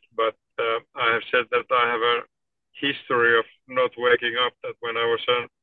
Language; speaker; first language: English; non-native, fluent; Finnish